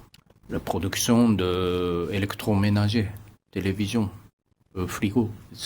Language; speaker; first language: French; non-native, fluent; Japanese